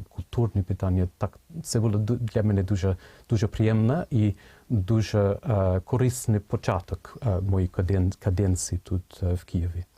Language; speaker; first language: Ukrainian; non-native, fluent; English